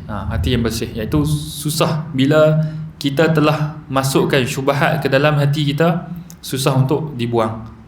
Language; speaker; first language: Malay; native; Malay